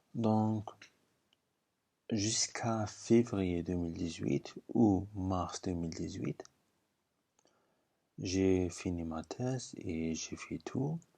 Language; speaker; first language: French; non-native, fluent; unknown